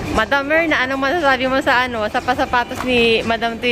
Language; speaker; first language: Filipino; non-native, local second language; Bikol